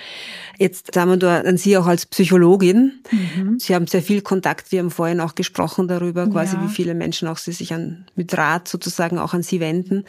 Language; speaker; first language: German; native; German